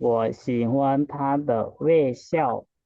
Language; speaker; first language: Chinese; non-native, learner; Lao